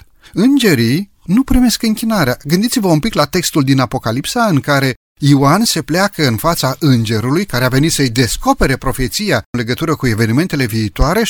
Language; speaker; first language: Romanian; native; Romanian